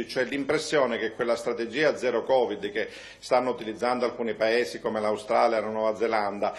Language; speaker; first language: Italian; native; Italian